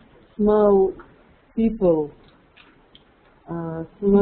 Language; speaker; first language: English; non-native, learner; Russian